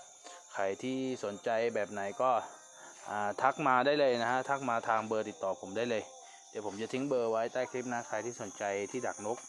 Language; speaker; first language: Thai; native; Thai